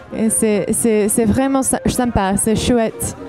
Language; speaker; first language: French; non-native, fluent; English